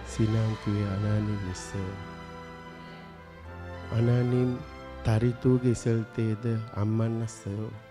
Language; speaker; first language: Korean; non-native, learner; Sinhala